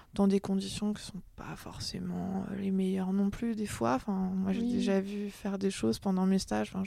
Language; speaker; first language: French; native; French